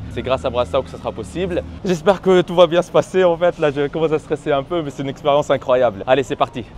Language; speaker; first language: French; native; French